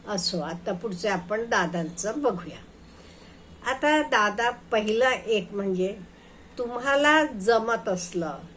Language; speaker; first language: Marathi; non-native, fluent; Hindi